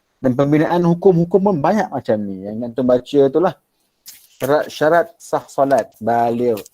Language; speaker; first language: Malay; native; Malay